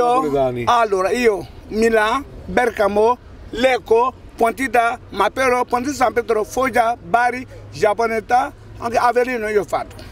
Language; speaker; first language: Italian; non-native, learner; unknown